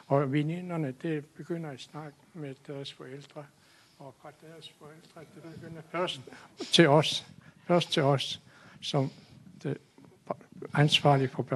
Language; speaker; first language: Danish; non-native, local second language; Kalaallisut